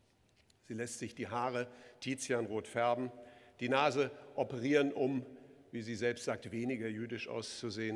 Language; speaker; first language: German; native; German